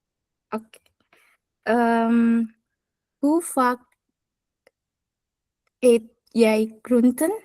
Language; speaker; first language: Dutch; non-native, learner; Indonesian